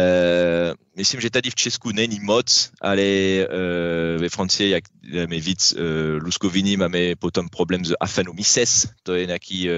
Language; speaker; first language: Czech; non-native, learner; French